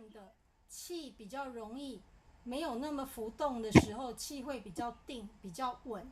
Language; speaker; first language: Chinese; native; Chinese